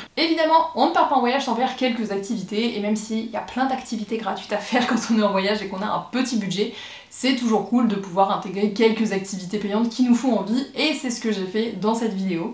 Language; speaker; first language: French; native; French